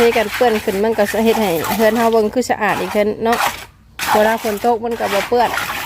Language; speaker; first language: Thai; native; Thai